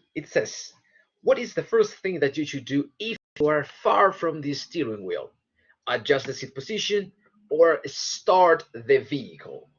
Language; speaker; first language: English; non-native, fluent; Spanish